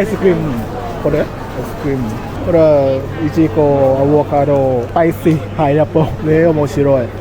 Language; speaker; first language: Japanese; non-native, learner; Thai